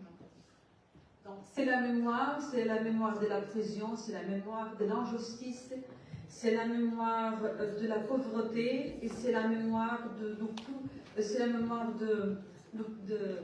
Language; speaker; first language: French; non-native, learner; Portuguese